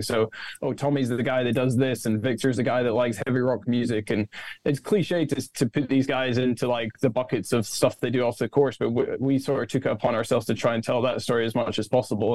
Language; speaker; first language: English; native; English